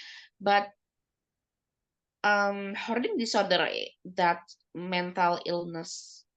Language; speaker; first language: English; non-native, learner; Indonesian